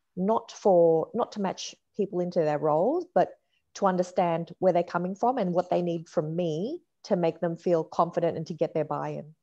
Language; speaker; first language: English; native; English